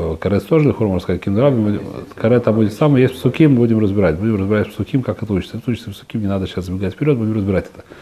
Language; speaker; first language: Russian; early bilingual, heritage; Russian